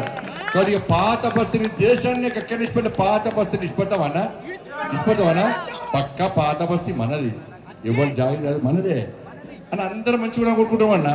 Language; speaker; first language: Telugu; native; Telugu